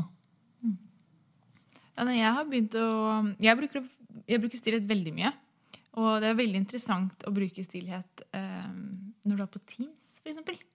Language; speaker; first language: Norwegian; native; Norwegian